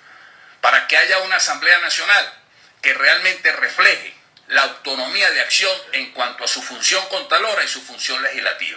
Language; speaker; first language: Spanish; native; Spanish